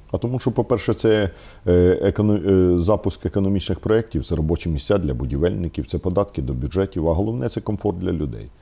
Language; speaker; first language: Ukrainian; native; Ukrainian